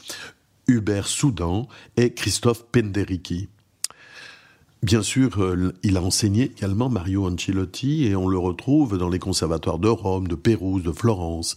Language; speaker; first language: French; native; French